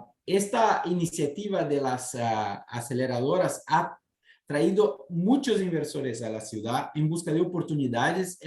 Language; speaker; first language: Spanish; non-native, fluent; Portuguese